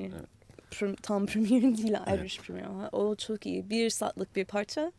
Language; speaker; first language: Turkish; non-native, fluent; English